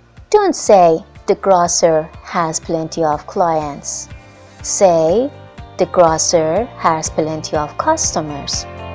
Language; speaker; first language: English; non-native, fluent; Persian